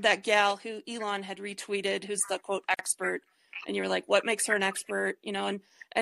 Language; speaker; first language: English; native; English